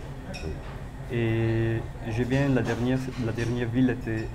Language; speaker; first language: French; non-native, fluent; Italian